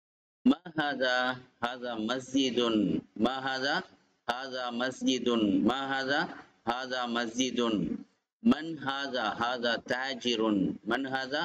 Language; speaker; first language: Arabic; non-native, fluent; Tamil